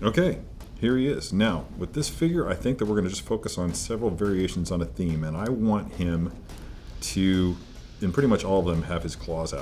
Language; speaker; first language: English; native; English